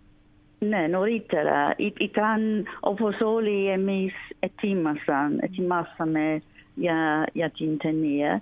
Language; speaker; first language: Greek; non-native, learner; English